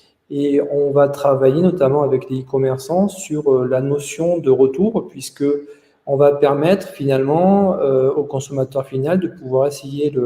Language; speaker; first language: French; native; French